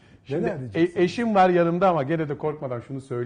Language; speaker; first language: Turkish; native; Turkish